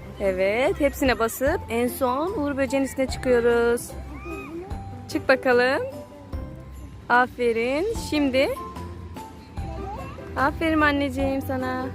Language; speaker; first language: Turkish; native; Turkish